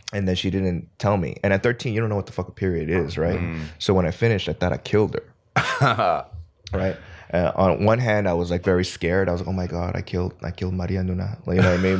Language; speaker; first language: English; early bilingual, other home language; Korean